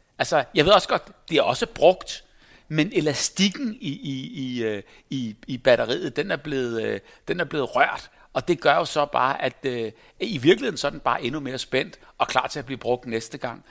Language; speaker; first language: Danish; native; Danish